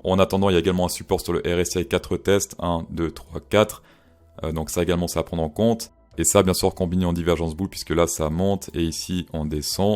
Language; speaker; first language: French; native; French